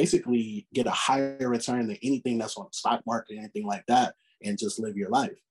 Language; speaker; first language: English; native; English